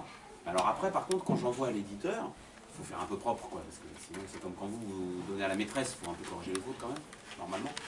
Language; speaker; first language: French; native; French